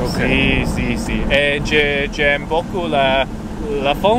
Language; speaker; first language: French; non-native, learner; Cantonese